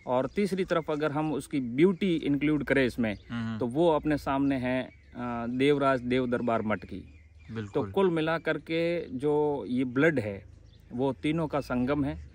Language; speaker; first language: Hindi; native; Hindi